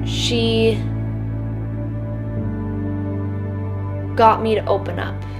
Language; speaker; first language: English; native; English